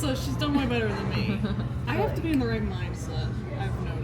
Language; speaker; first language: English; native; English